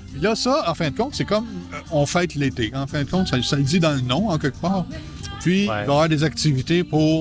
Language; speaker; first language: French; native; French